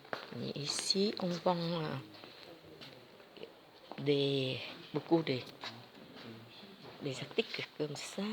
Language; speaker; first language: French; non-native, learner; Vietnamese